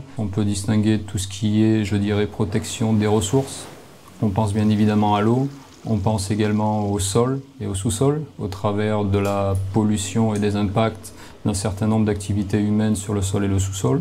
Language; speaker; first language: French; native; French